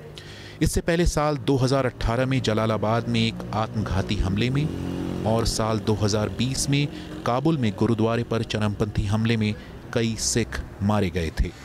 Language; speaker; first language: Hindi; native; Hindi